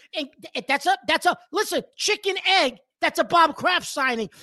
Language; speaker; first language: English; early bilingual, other home language; Italian